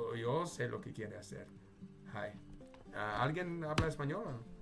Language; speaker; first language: Spanish; non-native, learner; English